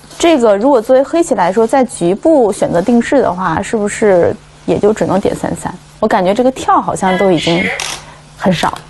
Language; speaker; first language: Chinese; native; Chinese